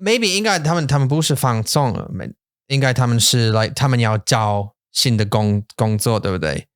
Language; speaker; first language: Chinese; non-native, fluent; English